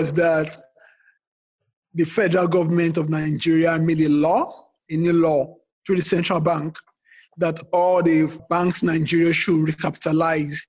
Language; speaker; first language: English; non-native, local second language; Yoruba